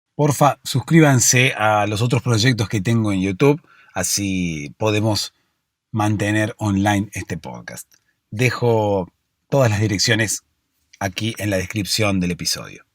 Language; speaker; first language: Spanish; native; Spanish